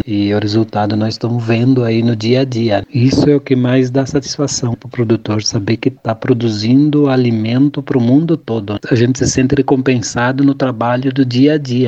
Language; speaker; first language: Portuguese; native; Portuguese